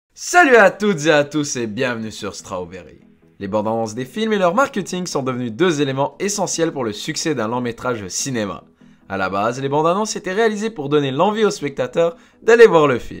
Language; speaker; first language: French; native; French